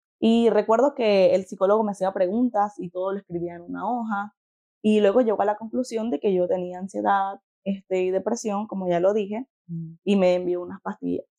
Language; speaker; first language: Spanish; native; Spanish